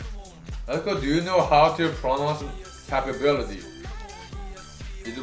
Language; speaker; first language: English; non-native, learner; Korean